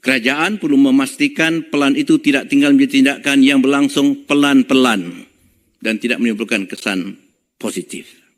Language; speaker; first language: Malay; native; Malay